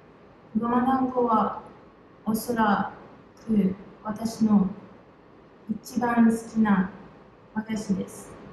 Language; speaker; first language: Japanese; non-native, learner; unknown